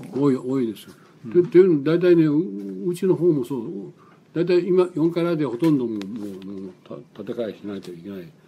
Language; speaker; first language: Japanese; non-native, local second language; Chinese